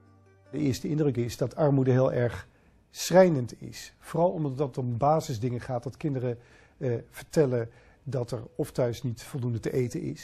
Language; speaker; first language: Dutch; native; Dutch